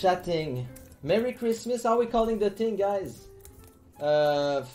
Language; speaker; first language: English; non-native, fluent; French